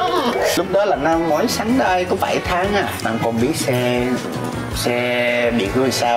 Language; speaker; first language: Vietnamese; non-native, learner; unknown